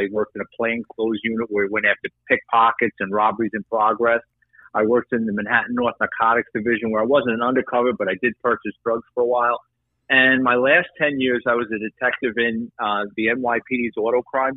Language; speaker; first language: English; native; English